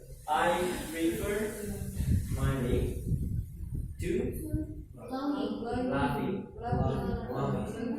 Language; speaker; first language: English; non-native, learner; Indonesian